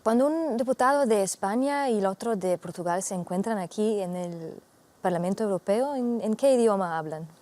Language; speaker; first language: Spanish; non-native, fluent; Slovenian